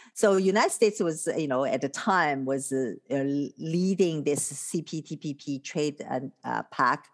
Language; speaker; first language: English; non-native, fluent; Chinese